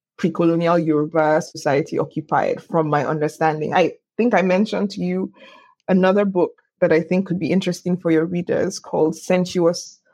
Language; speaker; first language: English; non-native, local second language; Yoruba